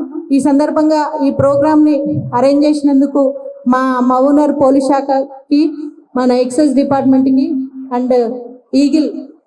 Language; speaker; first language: Telugu; native; Telugu